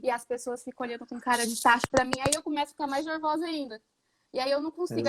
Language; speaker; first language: Portuguese; native; Portuguese